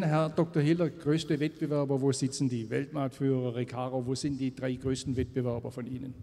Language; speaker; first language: German; native; German